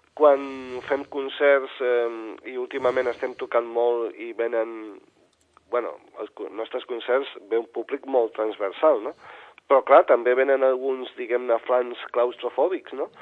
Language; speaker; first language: Catalan; non-native, local second language; Spanish